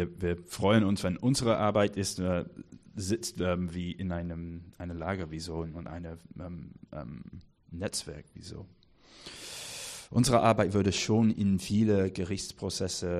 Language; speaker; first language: German; non-native, learner; English